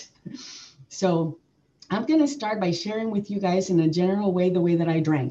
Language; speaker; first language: English; early bilingual, other home language; Spanish